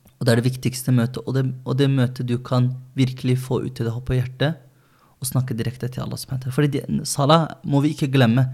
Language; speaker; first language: Norwegian; early bilingual, other home language; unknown